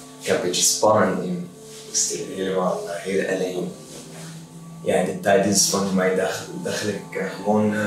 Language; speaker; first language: Dutch; non-native, learner; Arabic